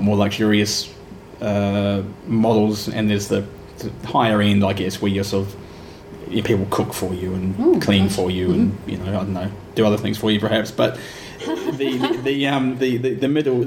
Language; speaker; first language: English; native; English